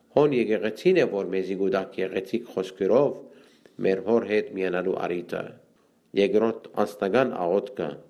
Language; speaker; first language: Armenian; early bilingual, heritage; Armenian